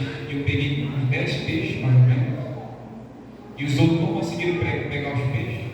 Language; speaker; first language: Portuguese; native; Portuguese